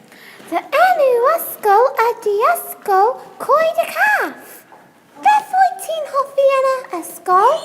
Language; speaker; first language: Welsh; non-native, local second language; English